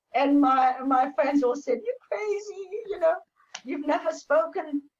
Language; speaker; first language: English; non-native, local second language; German